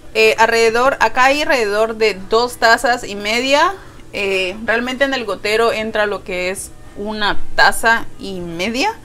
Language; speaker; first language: Spanish; native; Spanish